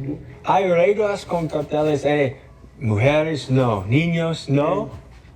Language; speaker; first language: Spanish; non-native, learner; English